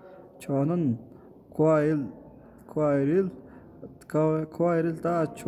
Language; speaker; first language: Korean; non-native, fluent; Mongolian